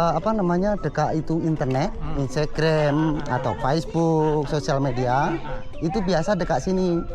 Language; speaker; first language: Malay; non-native, local second language; Indonesian